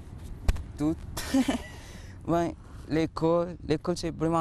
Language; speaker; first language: French; non-native, learner; Spanish